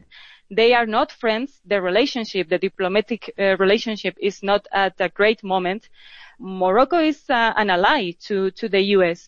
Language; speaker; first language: English; non-native, fluent; Spanish